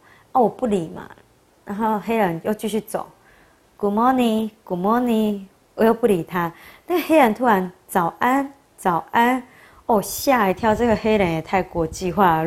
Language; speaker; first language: Chinese; native; Chinese